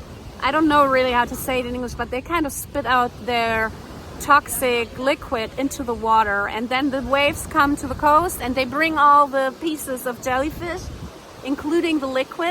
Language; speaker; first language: English; non-native, fluent; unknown